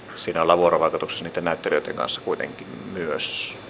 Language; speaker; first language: Finnish; native; Finnish